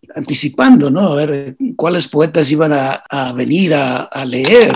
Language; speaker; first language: Spanish; early bilingual, heritage; Spanish